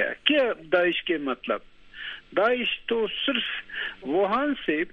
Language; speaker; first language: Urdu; non-native, learner; Turkish